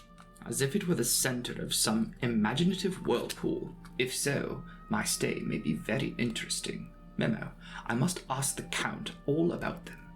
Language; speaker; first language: English; native; English